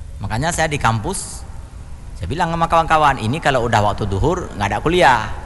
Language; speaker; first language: Indonesian; non-native, local second language; Achinese